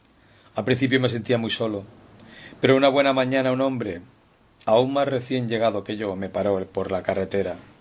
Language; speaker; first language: Spanish; native; Spanish